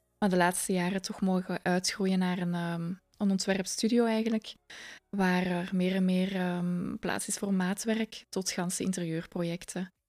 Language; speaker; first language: Dutch; native; Dutch